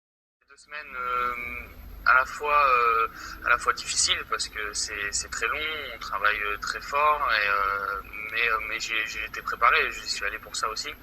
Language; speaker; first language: French; native; French